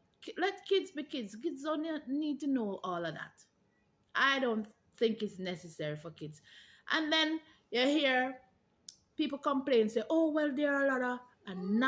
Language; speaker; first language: English; non-native, local second language; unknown